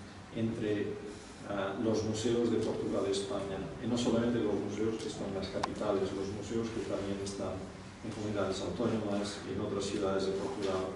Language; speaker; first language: Spanish; non-native, fluent; Portuguese